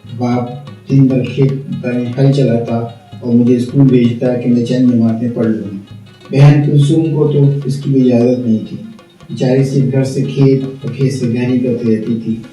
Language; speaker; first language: Urdu; native; Urdu